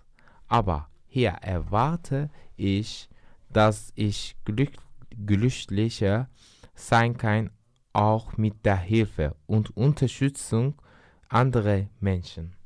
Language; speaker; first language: German; non-native, learner; Turkish